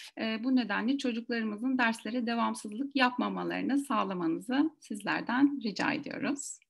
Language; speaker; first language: Turkish; native; Turkish